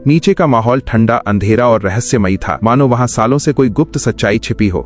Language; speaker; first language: Hindi; native; Hindi